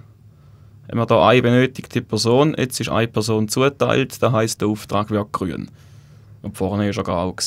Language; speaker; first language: German; native; German